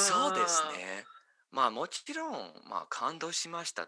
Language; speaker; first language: Japanese; non-native, fluent; English